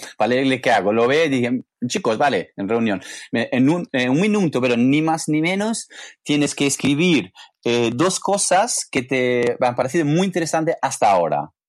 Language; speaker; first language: Spanish; non-native, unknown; English